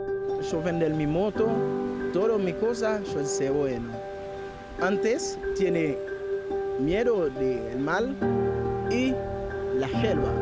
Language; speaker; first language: Spanish; non-native, learner; Haitian Creole